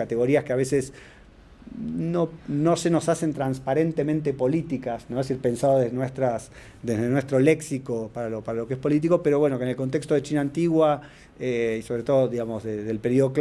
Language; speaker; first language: Spanish; native; Spanish